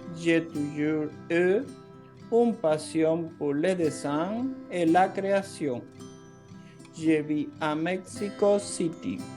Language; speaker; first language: French; non-native, fluent; Spanish